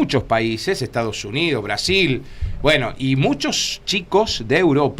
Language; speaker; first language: Spanish; native; Spanish